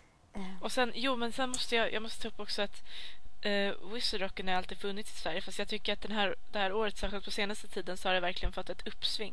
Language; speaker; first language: Swedish; native; Swedish